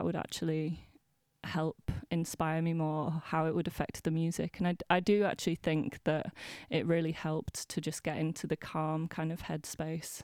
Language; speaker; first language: English; native; English